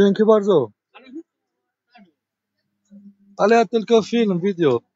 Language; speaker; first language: Polish; non-native, learner; Tajik